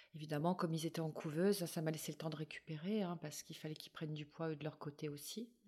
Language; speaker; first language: French; native; French